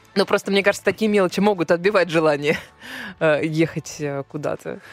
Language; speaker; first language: Russian; native; Russian